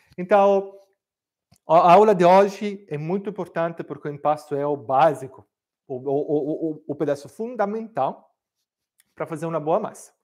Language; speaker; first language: Portuguese; non-native, fluent; Italian